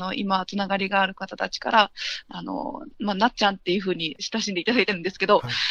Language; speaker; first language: Japanese; native; Japanese